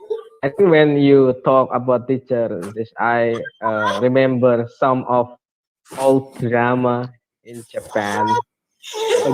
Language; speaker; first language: English; non-native, learner; Indonesian